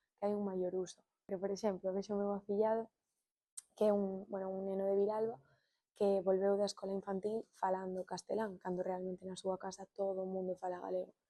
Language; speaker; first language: Galician; non-native, local second language; Spanish